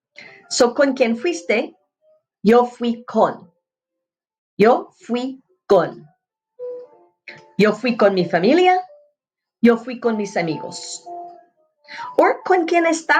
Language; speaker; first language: Spanish; non-native, fluent; English